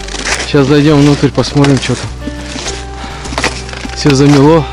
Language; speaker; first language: Russian; native; Russian